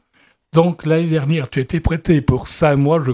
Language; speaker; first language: French; native; French